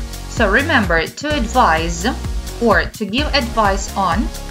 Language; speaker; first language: English; non-native, fluent; Ukrainian